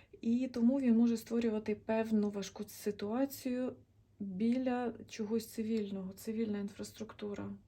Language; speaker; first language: Ukrainian; non-native, local second language; Russian